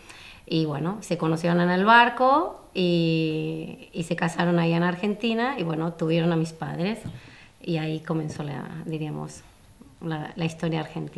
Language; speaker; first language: Spanish; native; Spanish